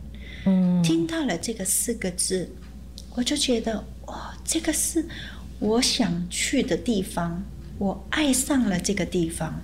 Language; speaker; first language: Chinese; early bilingual, heritage; Chinese